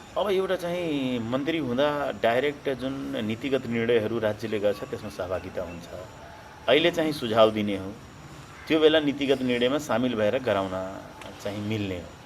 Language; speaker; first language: Nepali; non-native, local second language; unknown